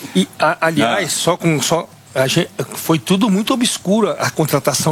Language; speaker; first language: Portuguese; native; Portuguese